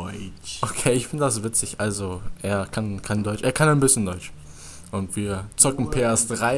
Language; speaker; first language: German; native; German